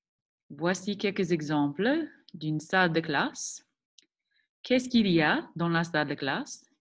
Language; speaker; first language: French; non-native, fluent; English